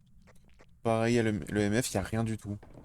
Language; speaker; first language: French; native; French